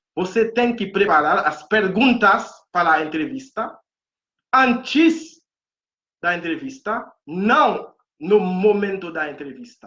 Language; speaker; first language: Portuguese; non-native, fluent; Haitian Creole